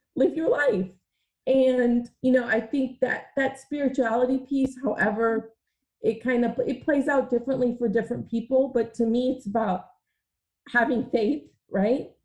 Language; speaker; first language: English; early bilingual, other home language; Hindi